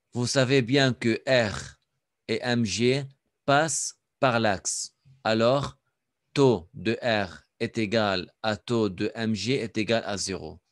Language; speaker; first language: French; non-native, local second language; Arabic